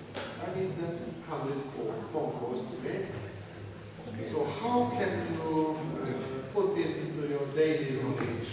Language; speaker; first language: English; non-native, fluent; Hungarian